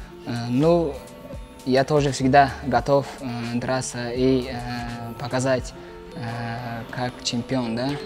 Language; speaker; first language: Russian; non-native, local second language; Uzbek